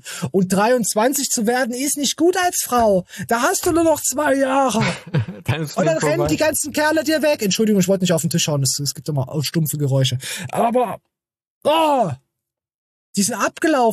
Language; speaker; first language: German; native; German